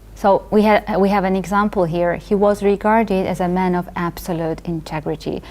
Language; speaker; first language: English; non-native, fluent; Georgian